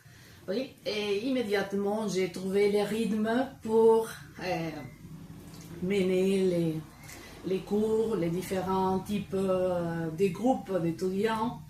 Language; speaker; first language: French; non-native, fluent; Spanish